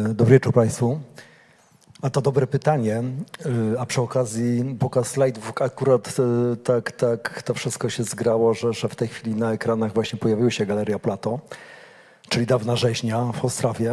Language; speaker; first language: Polish; native; Polish